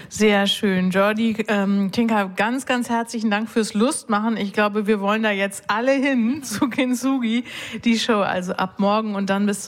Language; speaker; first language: German; native; German